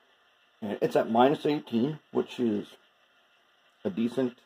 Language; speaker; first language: English; native; English